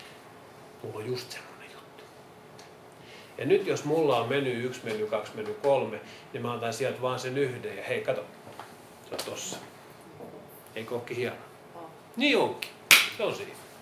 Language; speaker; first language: Finnish; native; Finnish